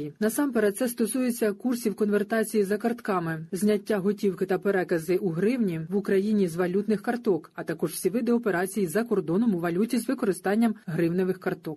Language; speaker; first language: Ukrainian; native; Ukrainian